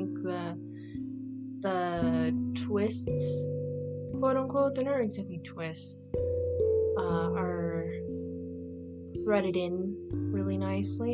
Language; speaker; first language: English; native; English